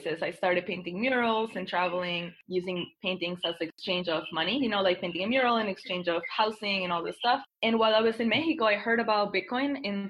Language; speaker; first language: English; non-native, fluent; Spanish